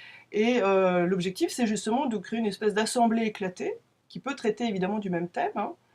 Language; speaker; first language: French; native; French